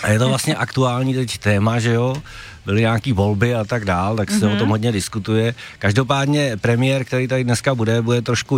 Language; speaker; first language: Czech; native; Czech